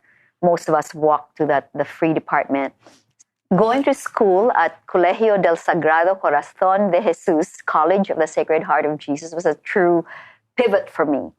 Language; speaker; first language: English; non-native, local second language; Filipino